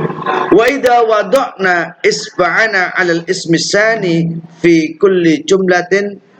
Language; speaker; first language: Arabic; non-native, fluent; Indonesian